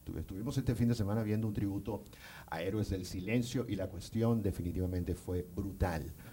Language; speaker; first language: Spanish; native; Spanish